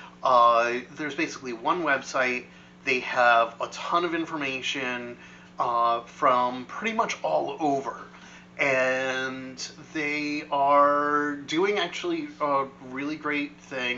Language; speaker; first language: English; native; English